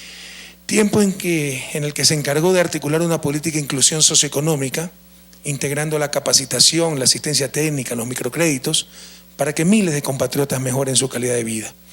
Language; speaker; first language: Spanish; native; Spanish